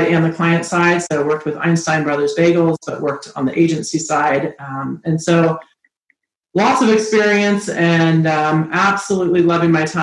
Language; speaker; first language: English; native; English